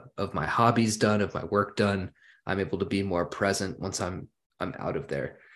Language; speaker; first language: English; early bilingual, other home language; German